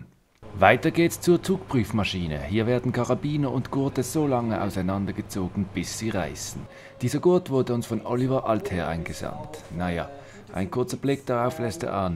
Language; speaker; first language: German; native; German